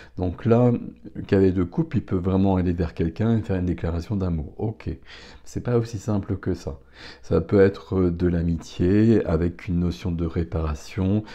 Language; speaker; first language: French; native; French